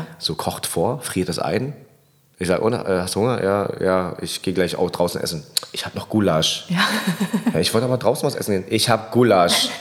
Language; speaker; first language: German; early bilingual, other home language; Vietnamese